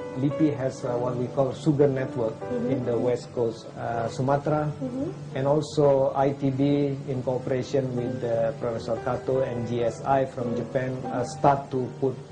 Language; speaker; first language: English; non-native, fluent; Indonesian